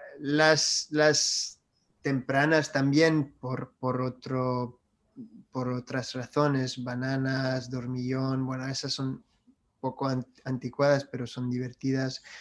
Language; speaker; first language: Spanish; non-native, fluent; French